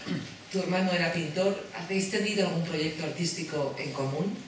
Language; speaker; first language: Spanish; native; Spanish